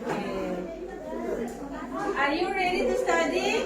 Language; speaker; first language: English; non-native, learner; Indonesian